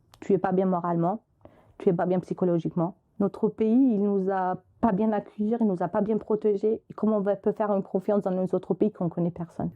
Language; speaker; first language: French; non-native, fluent; Albanian